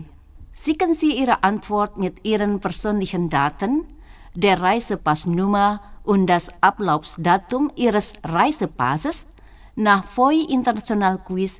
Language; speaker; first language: German; non-native, fluent; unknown